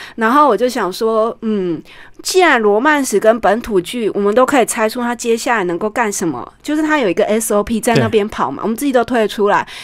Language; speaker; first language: Chinese; native; Chinese